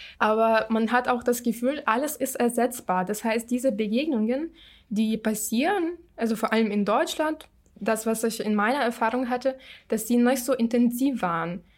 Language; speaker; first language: German; non-native, fluent; Ukrainian